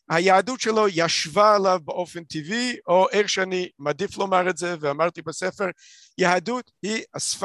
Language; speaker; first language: Hebrew; non-native, fluent; English